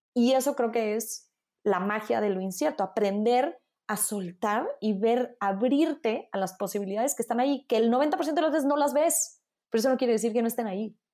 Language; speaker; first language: Spanish; native; Spanish